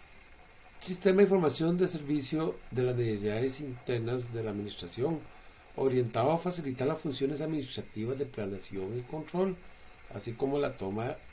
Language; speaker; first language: Spanish; native; Spanish